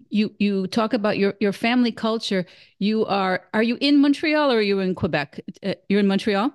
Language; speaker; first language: English; native; English